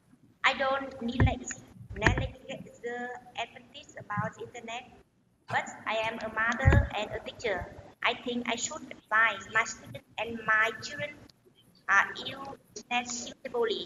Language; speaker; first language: English; non-native, learner; Vietnamese